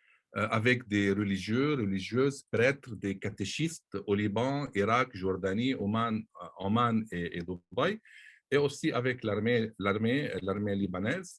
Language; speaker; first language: French; non-native, local second language; Arabic